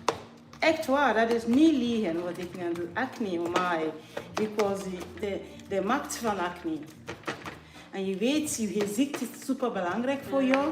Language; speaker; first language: Dutch; non-native, fluent; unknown